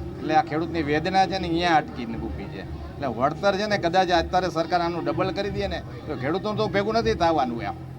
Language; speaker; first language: Gujarati; native; Gujarati